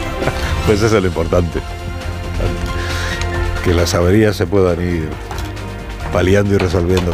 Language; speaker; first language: Spanish; native; Spanish